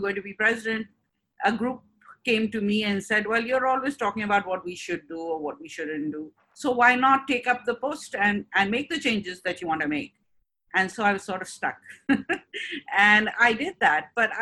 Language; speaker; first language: English; non-native, local second language; Urdu